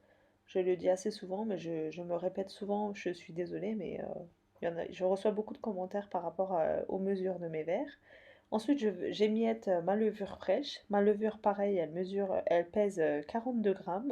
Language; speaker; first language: French; native; French